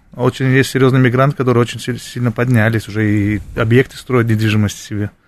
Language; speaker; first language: Russian; non-native, fluent; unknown